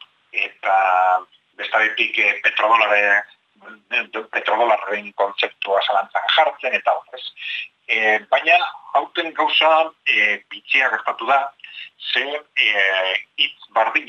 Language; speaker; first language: Basque; native; Basque